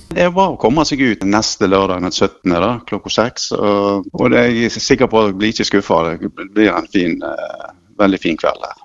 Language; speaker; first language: Norwegian; native; Norwegian